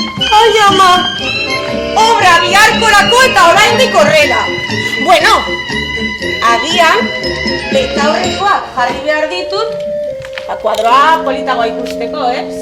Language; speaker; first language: Basque; non-native, local second language; Spanish